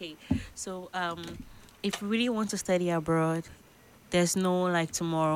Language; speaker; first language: English; non-native, local second language; Akan